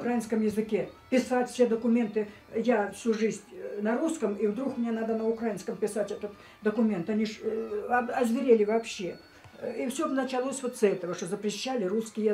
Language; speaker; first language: Russian; native; Russian